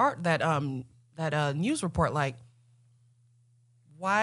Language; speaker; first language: English; non-native, local second language; Akan